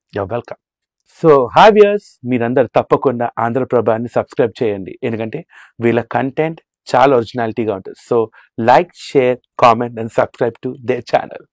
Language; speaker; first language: Telugu; native; Telugu